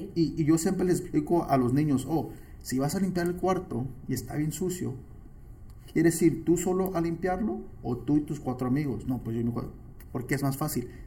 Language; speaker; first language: Spanish; early bilingual, heritage; Spanish